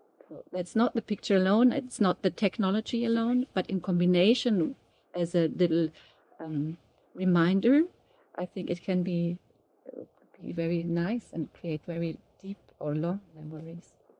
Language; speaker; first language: English; non-native, fluent; German